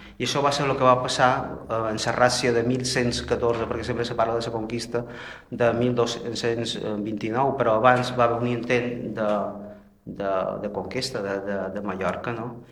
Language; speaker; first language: Catalan; native; Catalan